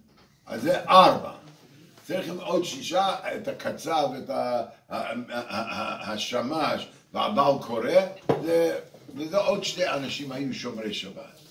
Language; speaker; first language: Hebrew; non-native, fluent; English